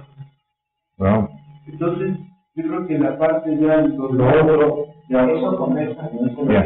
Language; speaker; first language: Spanish; native; Spanish